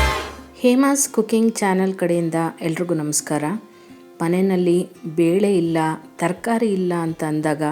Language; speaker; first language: Kannada; native; Kannada